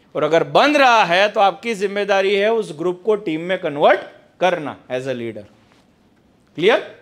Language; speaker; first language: Hindi; non-native, local second language; Gujarati